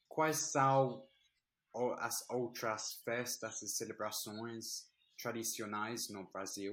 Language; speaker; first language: Portuguese; non-native, learner; English